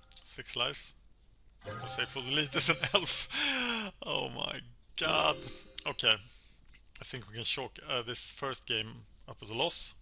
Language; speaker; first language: English; non-native, fluent; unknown